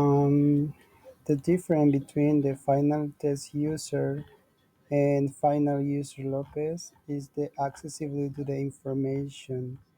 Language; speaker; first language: English; non-native, learner; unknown